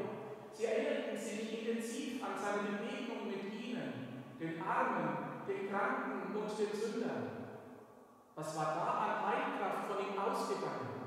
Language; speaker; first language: German; native; German